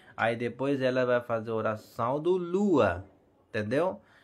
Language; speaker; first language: Portuguese; non-native, learner; Hindi